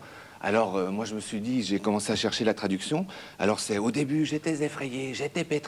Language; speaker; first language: French; native; French